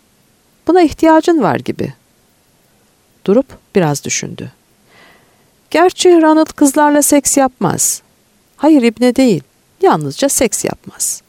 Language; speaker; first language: Turkish; native; Turkish